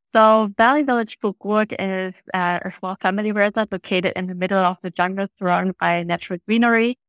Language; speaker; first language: English; non-native, fluent; German